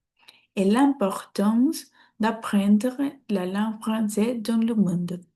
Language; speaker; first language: French; non-native, learner; Spanish